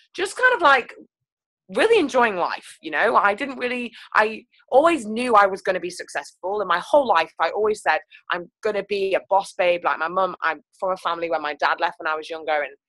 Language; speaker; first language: English; native; English